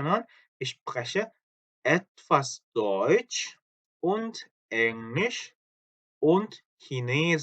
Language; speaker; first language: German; non-native, fluent; Korean